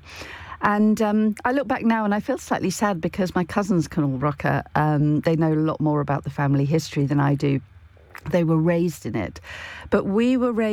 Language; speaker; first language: English; native; English